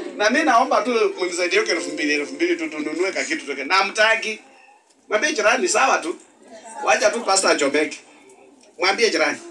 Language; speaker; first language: Swahili; non-native, local second language; Luyia